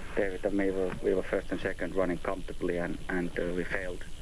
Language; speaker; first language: English; non-native, fluent; Finnish